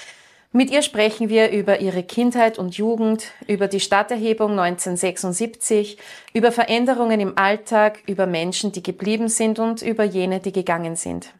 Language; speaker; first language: German; native; German